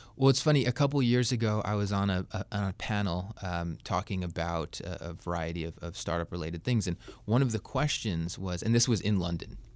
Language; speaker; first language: English; native; English